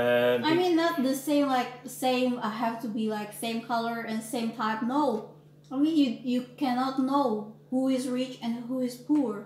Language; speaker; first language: English; non-native, learner; Indonesian